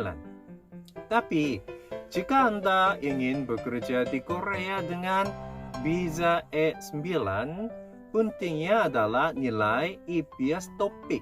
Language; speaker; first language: Indonesian; non-native, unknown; Korean